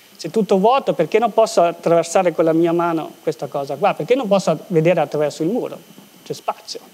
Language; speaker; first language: Italian; non-native, local second language; German